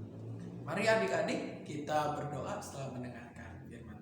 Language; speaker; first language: Indonesian; native; Indonesian